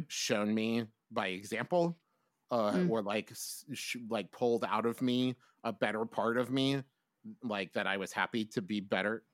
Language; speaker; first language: English; native; English